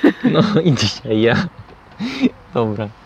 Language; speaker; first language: Polish; non-native, fluent; Turkish